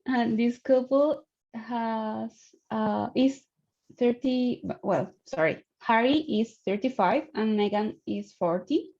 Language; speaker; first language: English; non-native, learner; Spanish